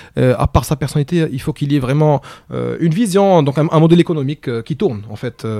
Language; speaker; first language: French; non-native, local second language; Arabic